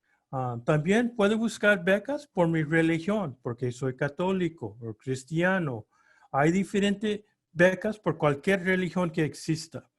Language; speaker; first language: Spanish; early bilingual, heritage; Spanish